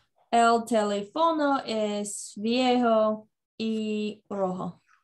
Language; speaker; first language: Spanish; non-native, learner; English